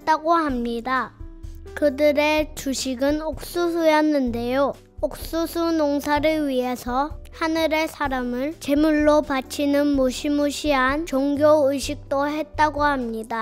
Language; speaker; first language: Korean; native; Korean